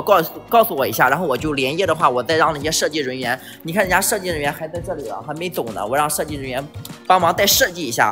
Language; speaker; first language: Chinese; native; Chinese